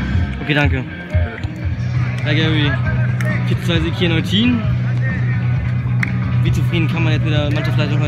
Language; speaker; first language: German; native; German